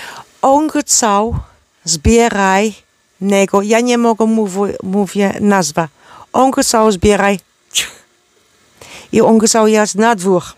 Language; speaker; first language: Polish; non-native, learner; Dutch